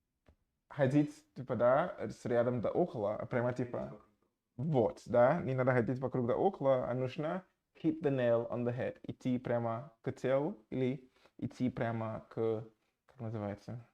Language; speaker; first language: Russian; non-native, fluent; English